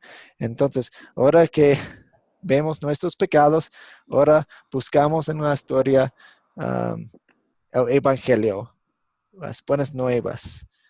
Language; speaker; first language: Spanish; non-native, fluent; English